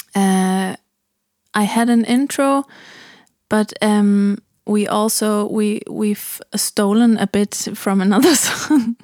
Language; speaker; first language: English; non-native, fluent; German